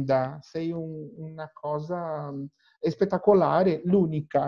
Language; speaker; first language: Italian; non-native, learner; Portuguese